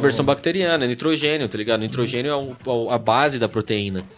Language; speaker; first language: Portuguese; native; Portuguese